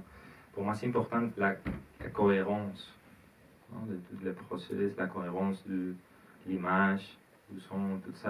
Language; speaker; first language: French; non-native, learner; Spanish